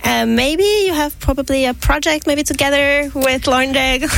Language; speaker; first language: English; non-native, fluent; French